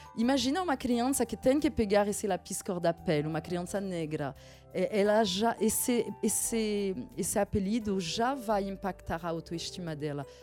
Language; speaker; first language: Portuguese; non-native, fluent; French